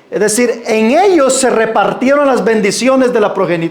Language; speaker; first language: Spanish; native; Spanish